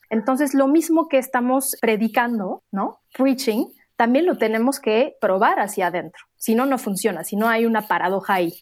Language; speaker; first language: Spanish; non-native, fluent; Arabic